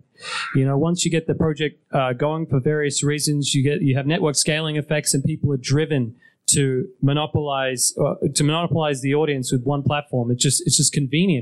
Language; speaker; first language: English; native; English